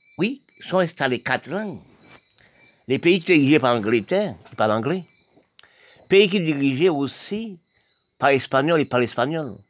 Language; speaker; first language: French; non-native, local second language; Haitian Creole